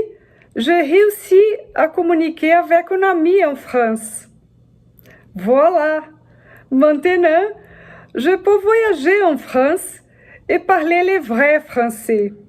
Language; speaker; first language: French; non-native, learner; Portuguese